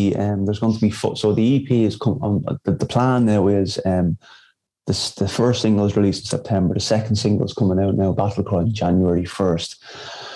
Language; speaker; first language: English; native; English